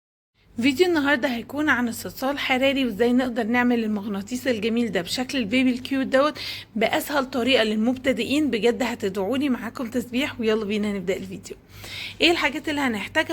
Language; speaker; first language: Arabic; native; Arabic